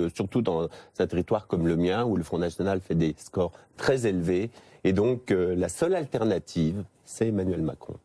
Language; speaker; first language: French; native; French